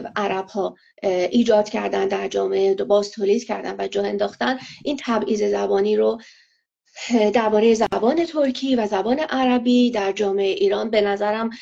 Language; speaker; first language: Persian; non-native, local second language; Azerbaijani